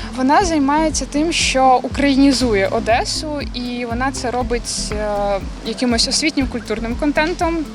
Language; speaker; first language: Ukrainian; non-native, local second language; Russian